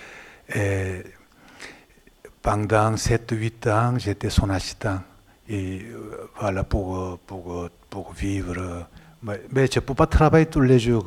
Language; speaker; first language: French; non-native, learner; Korean